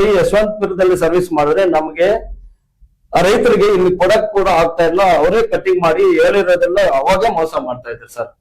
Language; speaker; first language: Kannada; native; Kannada